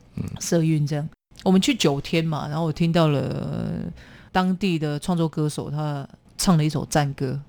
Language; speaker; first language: Chinese; native; Chinese